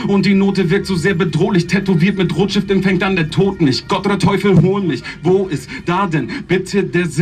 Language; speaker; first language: German; native; German